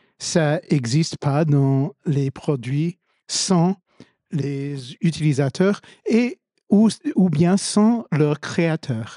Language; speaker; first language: French; non-native, fluent; English